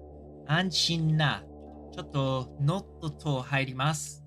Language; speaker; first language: Japanese; non-native, learner; English